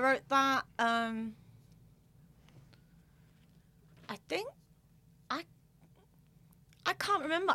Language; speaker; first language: English; native; English